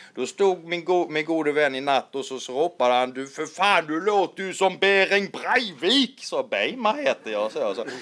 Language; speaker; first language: Swedish; native; Swedish